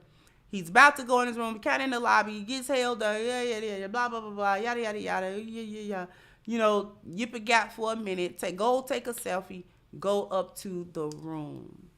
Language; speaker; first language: English; native; English